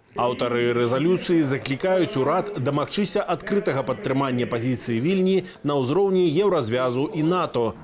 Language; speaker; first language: Belarusian; native; Belarusian